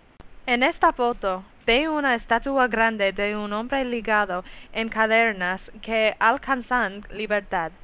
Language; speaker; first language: Spanish; non-native, learner; English